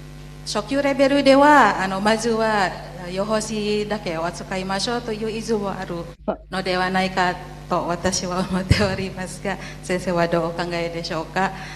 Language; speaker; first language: Japanese; non-native, fluent; Indonesian